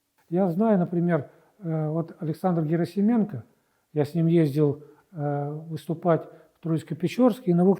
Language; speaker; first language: Russian; native; Russian